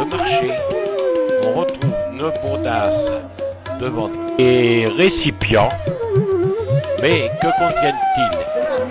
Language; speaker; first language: French; native; French